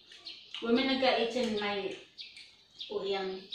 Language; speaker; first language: Chinese; non-native, learner; Filipino